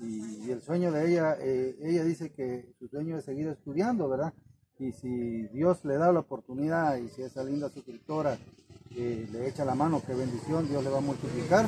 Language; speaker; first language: Spanish; native; Spanish